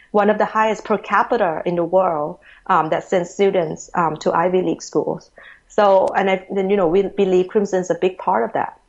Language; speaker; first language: English; non-native, fluent; Thai